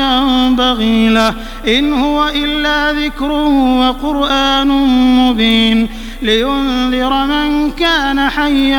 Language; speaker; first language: Arabic; native; Arabic